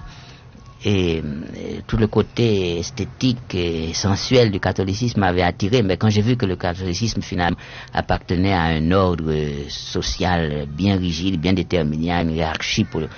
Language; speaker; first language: French; non-native, local second language; Haitian Creole